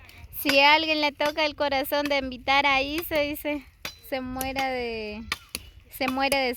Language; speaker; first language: Spanish; native; Spanish